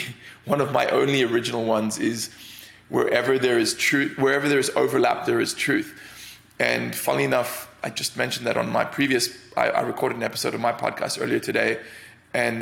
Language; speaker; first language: English; native; English